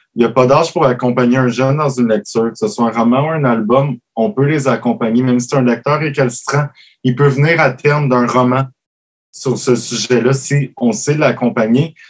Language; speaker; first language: French; native; French